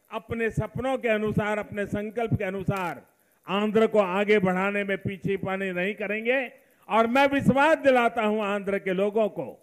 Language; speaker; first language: Hindi; non-native, local second language; Gujarati